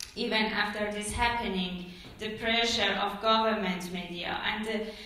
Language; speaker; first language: English; non-native, fluent; Persian